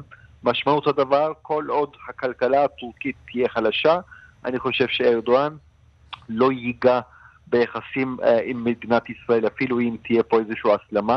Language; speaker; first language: Hebrew; non-native, fluent; Turkish